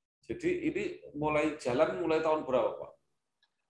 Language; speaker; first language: Indonesian; native; Indonesian